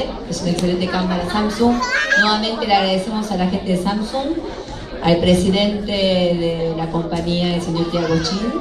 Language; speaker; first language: Spanish; native; Spanish